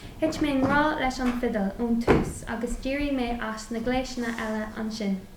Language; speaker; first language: Irish; non-native, local second language; English